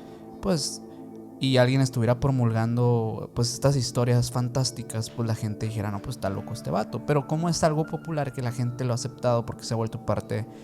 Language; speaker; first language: Spanish; native; Spanish